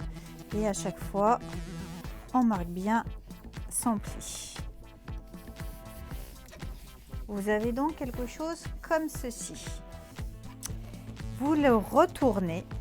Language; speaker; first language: French; native; French